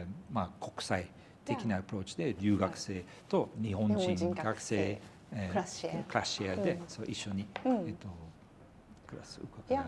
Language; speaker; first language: Japanese; non-native, fluent; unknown